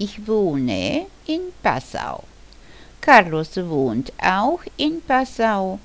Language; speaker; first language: German; non-native, fluent; Bulgarian